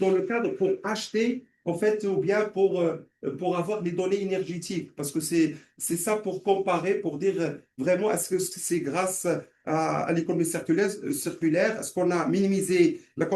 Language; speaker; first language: French; non-native, local second language; Arabic